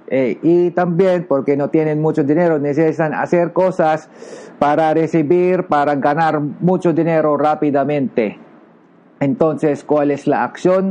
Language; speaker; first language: Spanish; non-native, learner; Filipino